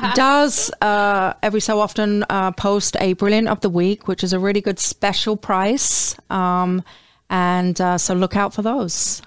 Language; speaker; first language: English; native; English